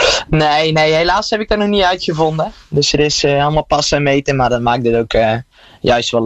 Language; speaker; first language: Dutch; native; Dutch